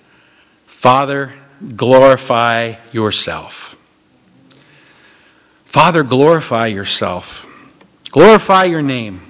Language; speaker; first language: English; native; English